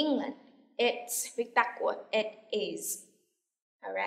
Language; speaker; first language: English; non-native, fluent; Vietnamese